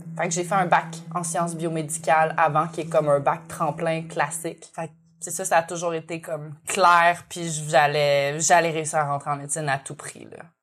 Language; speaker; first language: French; native; French